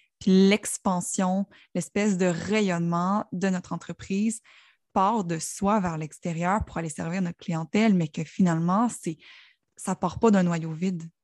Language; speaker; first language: French; native; French